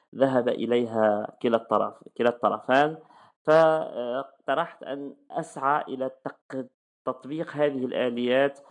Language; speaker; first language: Arabic; native; Arabic